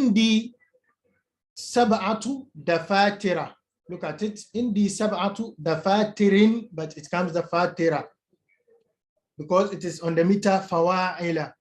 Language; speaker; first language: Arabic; non-native, fluent; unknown